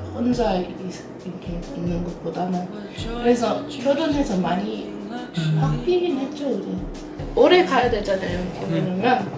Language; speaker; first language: Korean; non-native, fluent; English